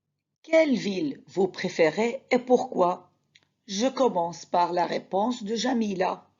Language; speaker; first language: French; non-native, fluent; Arabic